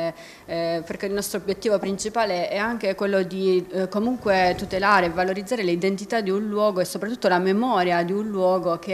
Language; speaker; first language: Italian; native; Italian